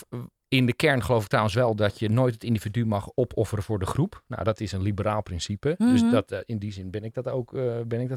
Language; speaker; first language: Dutch; native; Dutch